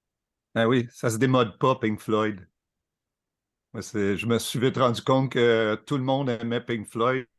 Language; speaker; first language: French; native; French